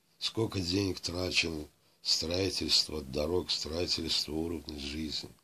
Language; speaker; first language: Russian; non-native, local second language; Azerbaijani